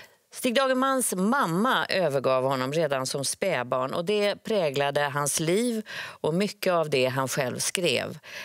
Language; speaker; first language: Swedish; native; Swedish